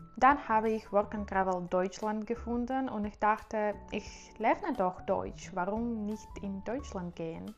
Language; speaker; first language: German; non-native, learner; Ukrainian